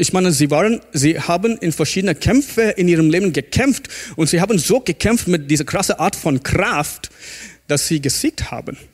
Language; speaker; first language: German; non-native, fluent; English